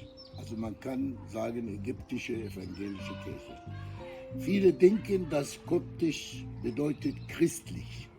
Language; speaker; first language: German; non-native, fluent; Arabic